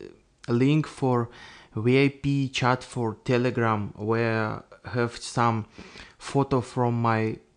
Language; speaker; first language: English; non-native, learner; Russian